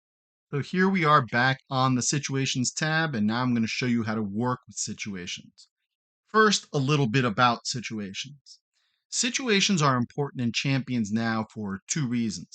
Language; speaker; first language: English; native; English